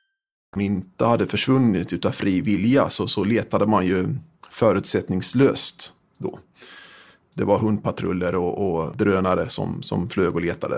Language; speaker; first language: Swedish; native; Swedish